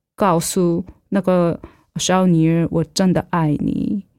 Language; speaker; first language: Chinese; non-native, fluent; Korean